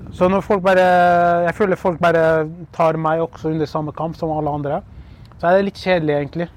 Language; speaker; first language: Norwegian; early bilingual, other home language; Kurdish